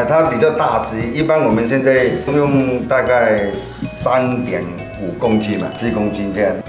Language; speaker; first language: Chinese; non-native, local second language; Cantonese